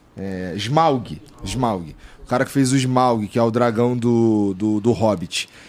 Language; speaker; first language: Portuguese; native; Portuguese